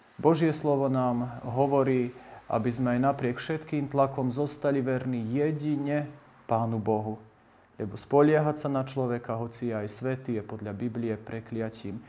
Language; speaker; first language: Slovak; native; Slovak